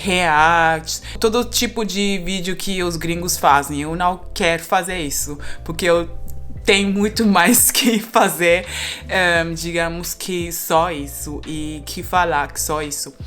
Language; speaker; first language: Portuguese; non-native, fluent; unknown